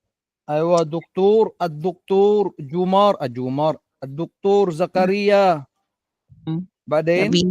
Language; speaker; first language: Arabic; non-native, fluent; Filipino